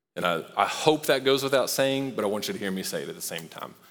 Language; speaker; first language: English; native; English